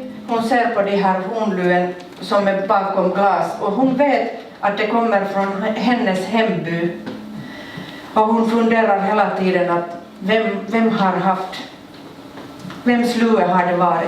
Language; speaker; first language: Swedish; non-native, local second language; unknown